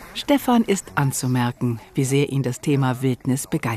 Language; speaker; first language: German; native; German